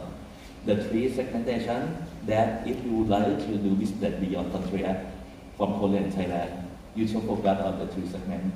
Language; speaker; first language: English; non-native, fluent; Thai